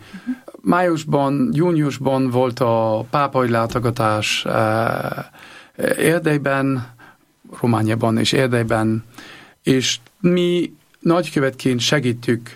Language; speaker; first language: Hungarian; non-native, learner; German